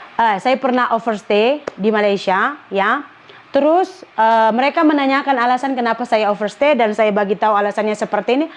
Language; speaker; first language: Indonesian; native; Indonesian